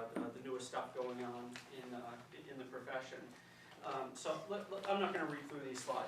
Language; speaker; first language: English; native; English